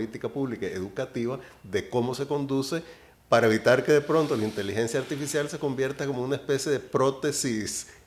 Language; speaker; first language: Spanish; native; Spanish